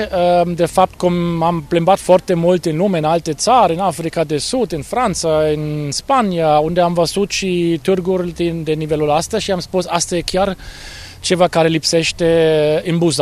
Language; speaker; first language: Romanian; non-native, fluent; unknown